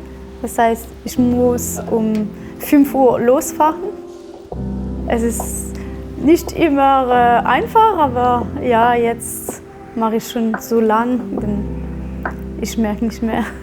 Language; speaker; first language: German; non-native, fluent; French